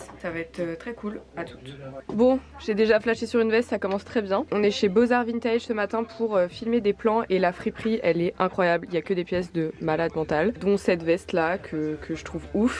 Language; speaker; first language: French; native; French